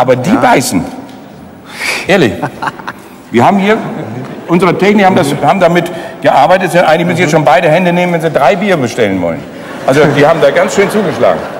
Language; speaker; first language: German; native; German